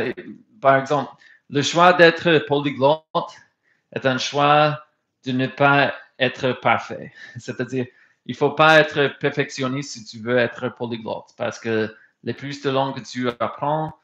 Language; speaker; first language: French; non-native, fluent; English